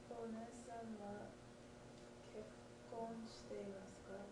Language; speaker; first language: Japanese; non-native, learner; English